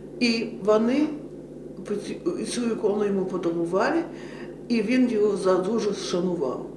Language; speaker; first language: Ukrainian; early bilingual, heritage; Ukrainian